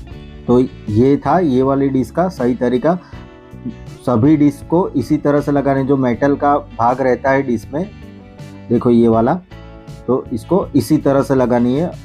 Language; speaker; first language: Hindi; native; Hindi